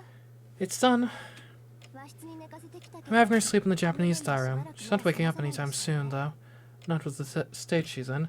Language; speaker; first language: English; native; English